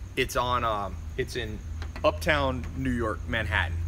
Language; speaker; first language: English; native; English